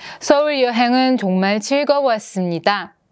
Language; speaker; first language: Korean; non-native, fluent; Russian